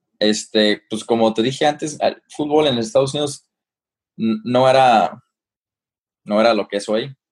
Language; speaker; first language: Spanish; early bilingual, heritage; Spanish